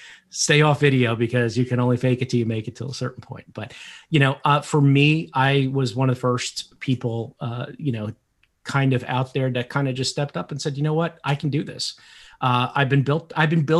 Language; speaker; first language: English; early bilingual, other home language; Portuguese